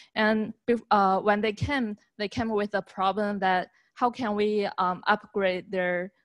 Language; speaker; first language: English; non-native, fluent; Chinese